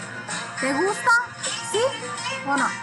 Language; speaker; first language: Spanish; early bilingual, heritage; English